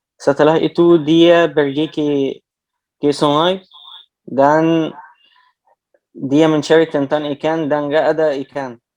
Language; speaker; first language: Indonesian; non-native, learner; Arabic